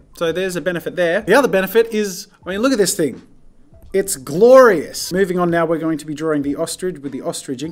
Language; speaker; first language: English; native; English